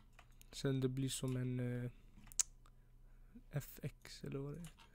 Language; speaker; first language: Swedish; early bilingual, other home language; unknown